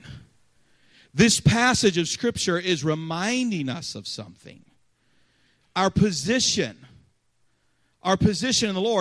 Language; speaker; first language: English; native; English